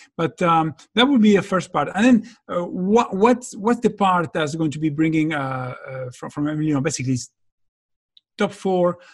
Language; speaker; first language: English; non-native, fluent; Spanish